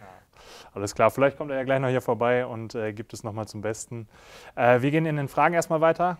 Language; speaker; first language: German; native; German